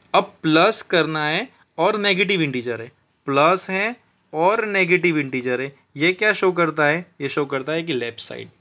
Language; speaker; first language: Hindi; non-native, local second language; Gujarati